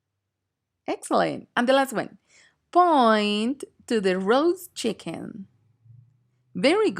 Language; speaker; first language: English; non-native, fluent; Spanish